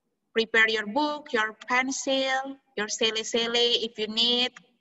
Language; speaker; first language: English; non-native, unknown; Indonesian